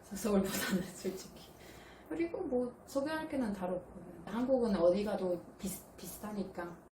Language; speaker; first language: Korean; non-native, fluent; Italian